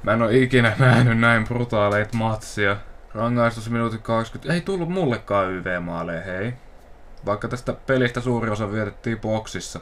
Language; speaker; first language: Finnish; native; Finnish